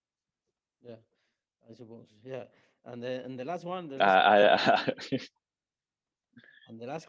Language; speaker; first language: English; non-native, learner; Spanish